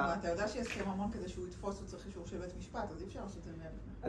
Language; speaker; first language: Hebrew; native; Hebrew